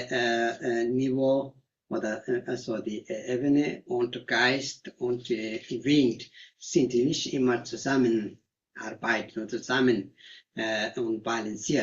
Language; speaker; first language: German; non-native, learner; Tibetan